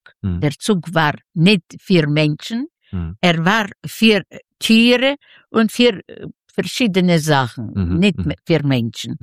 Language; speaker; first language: German; non-native, fluent; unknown